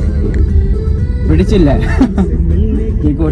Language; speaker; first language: Malayalam; non-native, learner; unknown